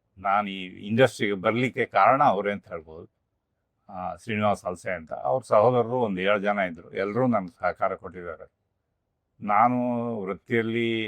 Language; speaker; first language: Kannada; native; Kannada